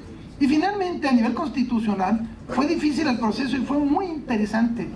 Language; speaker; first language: Spanish; native; Spanish